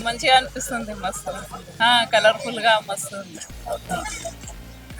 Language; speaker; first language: Telugu; early bilingual, heritage; Telugu